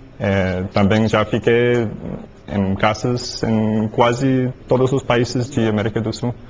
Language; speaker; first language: Portuguese; non-native, learner; English